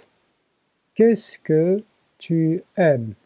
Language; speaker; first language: French; non-native, learner; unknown